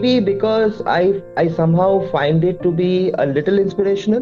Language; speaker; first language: English; non-native, local second language; Bangla